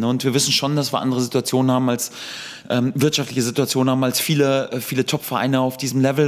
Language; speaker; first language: German; native; German